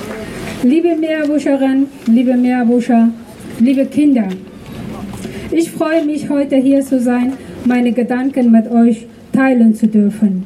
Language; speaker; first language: German; non-native, fluent; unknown